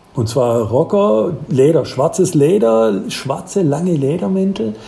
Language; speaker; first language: German; native; German